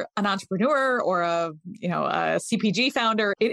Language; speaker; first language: English; native; English